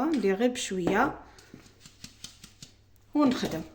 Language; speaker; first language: Arabic; native; Arabic